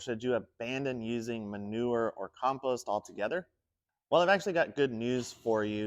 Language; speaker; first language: English; native; English